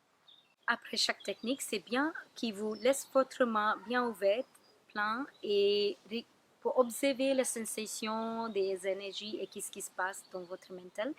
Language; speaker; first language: French; non-native, learner; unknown